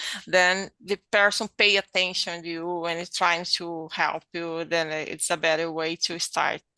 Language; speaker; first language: English; non-native, learner; Portuguese